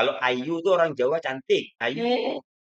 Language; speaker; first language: Indonesian; native; Indonesian